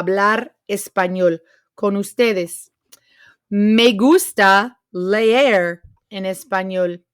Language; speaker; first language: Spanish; non-native, fluent; English